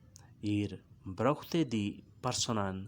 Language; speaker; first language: German; non-native, learner; Urdu